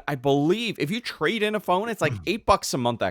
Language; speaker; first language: English; native; English